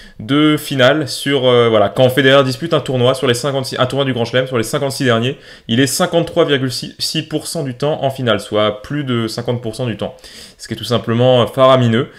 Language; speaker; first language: French; native; French